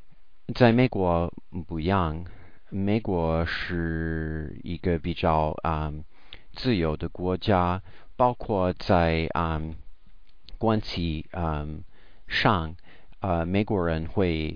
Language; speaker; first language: Chinese; non-native, learner; English